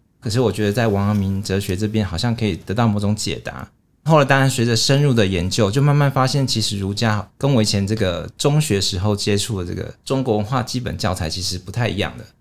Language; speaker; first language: Chinese; native; Chinese